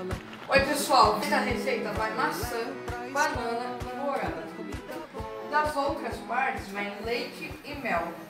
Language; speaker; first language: Portuguese; native; Portuguese